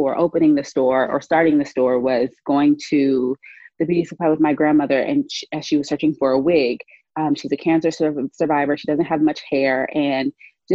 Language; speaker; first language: English; native; English